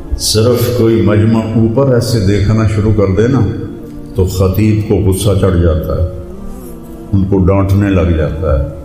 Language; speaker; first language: Urdu; non-native, local second language; Punjabi